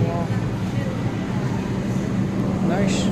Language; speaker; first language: English; non-native, learner; Nepali